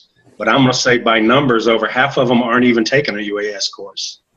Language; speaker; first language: English; native; English